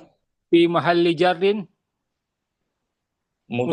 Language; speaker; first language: Arabic; non-native, learner; Indonesian